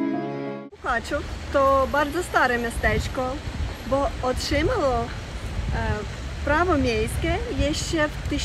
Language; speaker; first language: Polish; non-native, learner; Russian